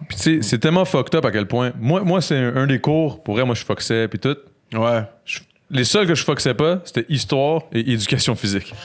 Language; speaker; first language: French; native; French